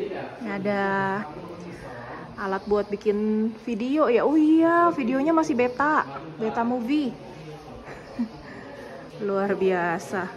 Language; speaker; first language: Indonesian; native; Indonesian